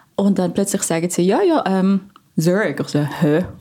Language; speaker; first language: German; non-native, fluent; Filipino